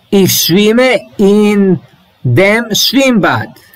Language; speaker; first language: German; non-native, learner; Serbian